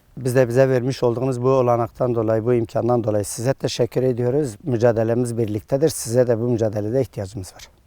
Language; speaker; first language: Turkish; non-native, local second language; Kurdish